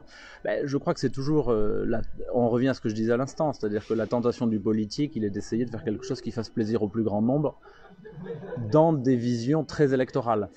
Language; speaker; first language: French; native; French